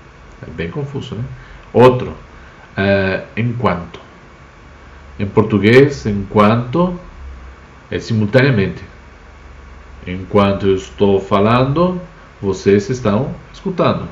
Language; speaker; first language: Portuguese; non-native, fluent; Spanish